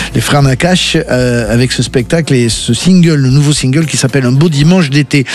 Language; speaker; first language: French; native; French